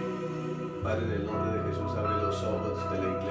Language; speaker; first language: Spanish; native; Spanish